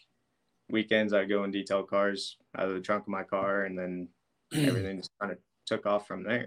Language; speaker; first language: English; native; English